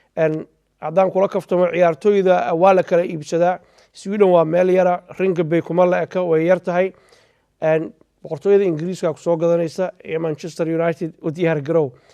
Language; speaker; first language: Somali; native; Somali